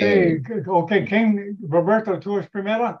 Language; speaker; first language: Spanish; non-native, learner; English